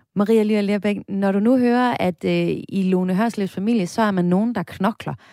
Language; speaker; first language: Danish; native; Danish